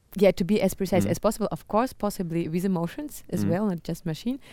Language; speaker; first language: English; non-native, fluent; Russian